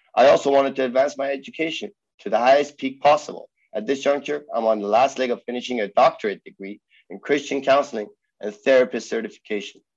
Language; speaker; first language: English; early bilingual, other home language; Persian